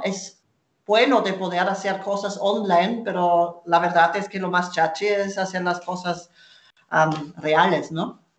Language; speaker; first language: Spanish; non-native, fluent; German